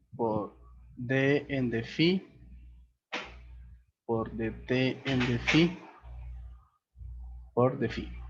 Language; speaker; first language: Spanish; native; Spanish